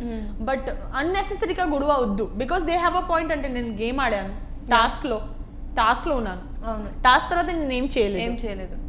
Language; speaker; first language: Telugu; non-native, learner; Gujarati